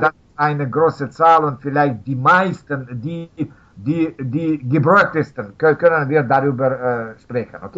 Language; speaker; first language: German; non-native, learner; Russian